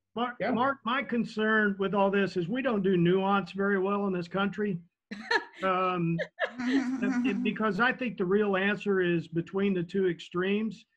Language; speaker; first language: English; native; English